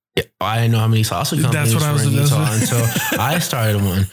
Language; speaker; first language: English; early bilingual, other home language; Spanish